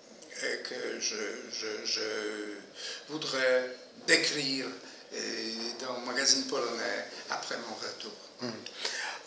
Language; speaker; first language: French; non-native, fluent; Polish